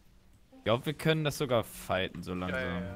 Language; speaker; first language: German; native; German